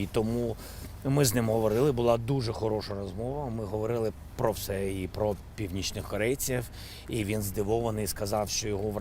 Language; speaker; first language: Ukrainian; non-native, local second language; Russian